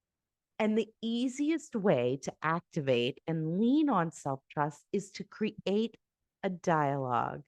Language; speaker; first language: English; native; English